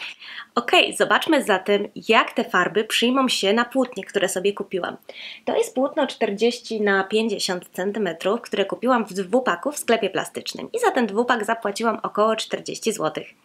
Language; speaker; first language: Polish; native; Polish